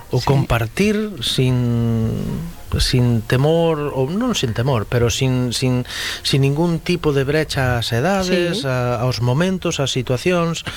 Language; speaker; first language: Galician; non-native, local second language; Spanish